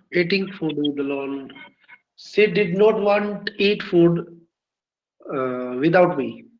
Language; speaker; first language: English; non-native, learner; Hindi